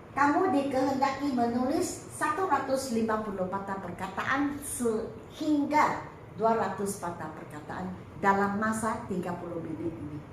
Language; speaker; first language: Malay; non-native, local second language; Chinese